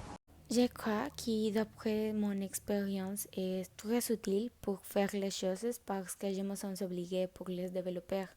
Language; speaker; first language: French; non-native, learner; Spanish